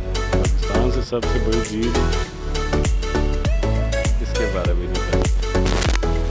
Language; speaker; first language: Hindi; non-native, local second language; Pashto